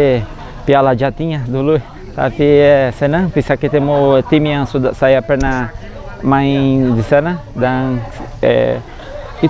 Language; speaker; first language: Indonesian; non-native, fluent; Portuguese